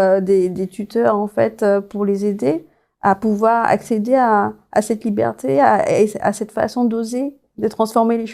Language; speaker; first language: French; native; French